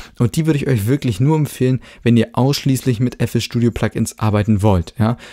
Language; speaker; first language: German; native; German